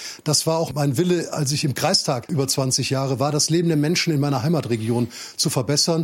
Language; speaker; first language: German; native; German